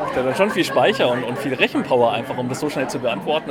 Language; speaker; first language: German; native; German